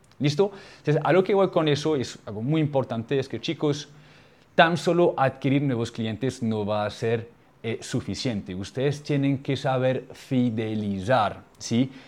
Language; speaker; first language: Spanish; non-native, fluent; French